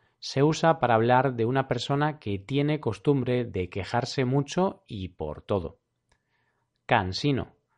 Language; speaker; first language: Spanish; native; Spanish